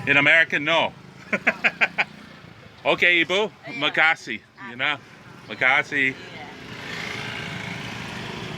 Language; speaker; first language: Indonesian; non-native, learner; English